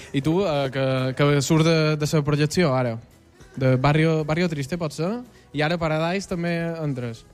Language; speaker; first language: Catalan; native; Catalan